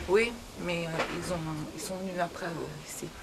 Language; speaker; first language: French; non-native, fluent; Bosnian